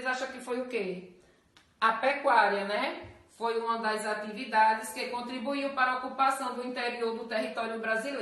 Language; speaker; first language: Portuguese; native; Portuguese